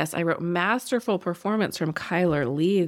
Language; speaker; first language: English; native; English